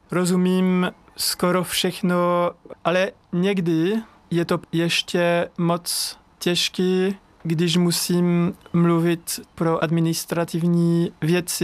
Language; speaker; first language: Czech; non-native, learner; French